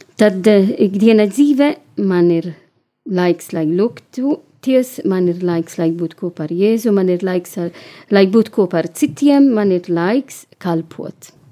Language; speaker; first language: Latvian; non-native, learner; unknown